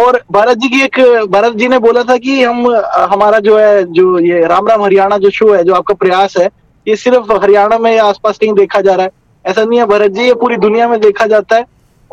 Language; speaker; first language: Hindi; native; Hindi